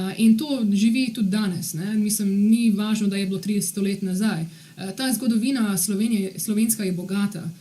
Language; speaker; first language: Slovenian; early bilingual, heritage; Slovenian